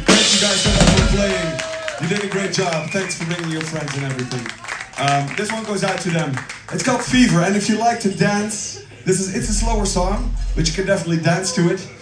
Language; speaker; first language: English; non-native, fluent; Dutch